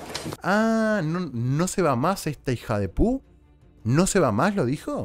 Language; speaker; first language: Spanish; native; Spanish